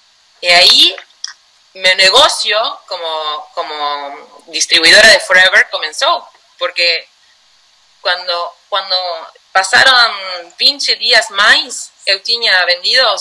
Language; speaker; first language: Portuguese; non-native, learner; Spanish